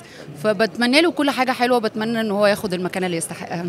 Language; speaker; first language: Arabic; native; Arabic